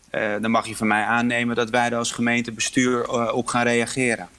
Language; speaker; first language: Dutch; early bilingual, other home language; Polish